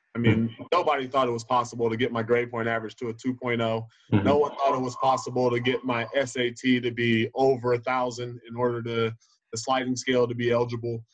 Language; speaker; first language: English; native; English